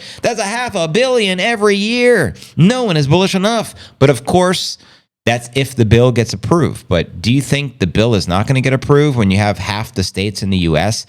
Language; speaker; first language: English; native; English